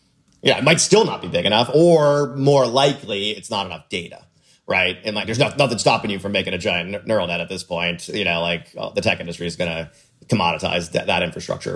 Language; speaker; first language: English; native; English